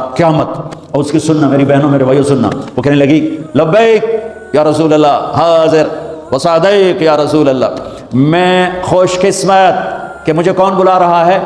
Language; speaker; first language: Urdu; non-native, local second language; Punjabi